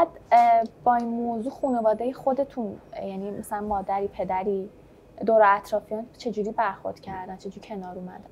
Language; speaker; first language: Persian; native; Persian